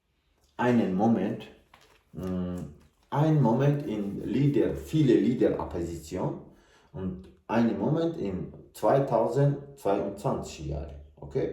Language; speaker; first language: German; non-native, learner; Tajik